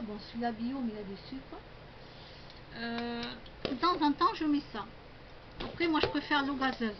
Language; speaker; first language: French; native; French